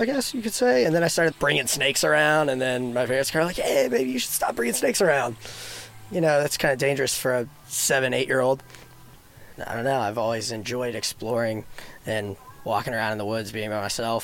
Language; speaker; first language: English; native; English